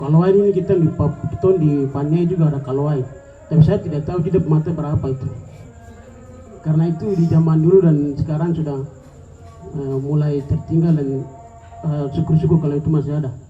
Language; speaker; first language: Indonesian; non-native, local second language; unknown